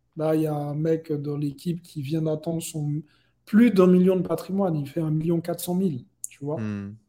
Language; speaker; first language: French; native; French